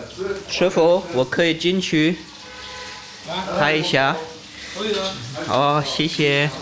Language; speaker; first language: Chinese; non-native, learner; German